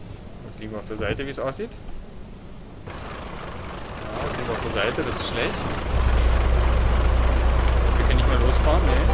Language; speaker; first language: German; native; German